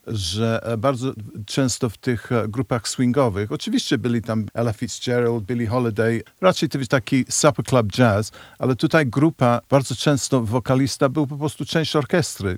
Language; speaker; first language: Polish; non-native, fluent; English